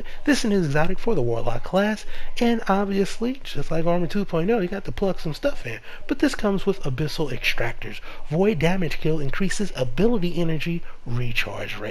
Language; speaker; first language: English; native; English